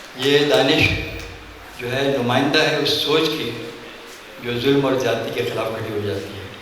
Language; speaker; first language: Urdu; non-native, local second language; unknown